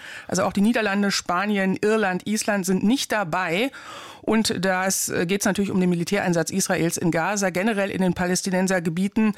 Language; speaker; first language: German; native; German